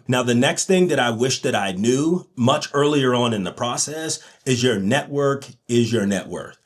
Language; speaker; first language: English; native; English